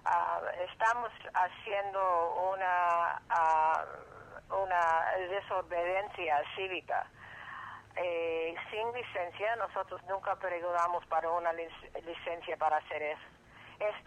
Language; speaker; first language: Spanish; early bilingual, heritage; English